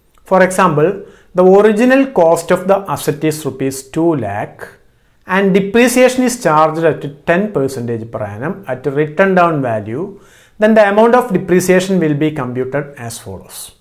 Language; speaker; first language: English; non-native, local second language; Malayalam